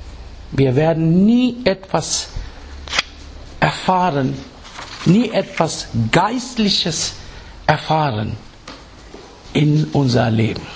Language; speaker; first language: German; non-native, fluent; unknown